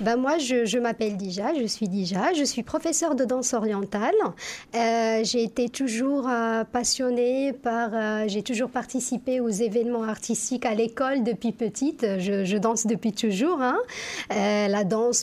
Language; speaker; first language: French; non-native, local second language; Arabic